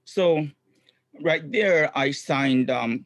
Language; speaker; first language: English; non-native, fluent; Japanese